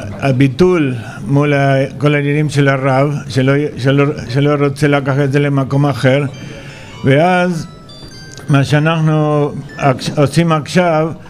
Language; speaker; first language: Hebrew; non-native, fluent; Spanish